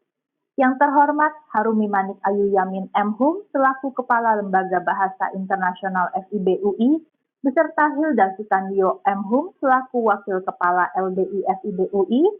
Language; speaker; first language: Indonesian; native; Indonesian